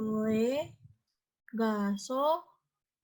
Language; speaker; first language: Korean; non-native, learner; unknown